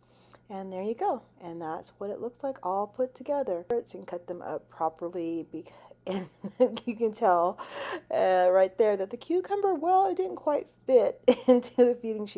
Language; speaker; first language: English; native; English